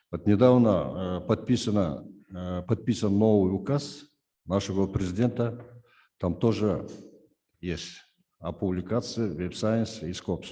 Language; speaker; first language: Russian; non-native, local second language; Kyrgyz